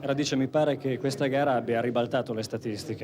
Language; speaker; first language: Italian; native; Italian